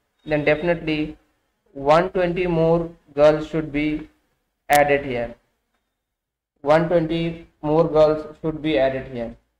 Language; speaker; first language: English; non-native, local second language; Hindi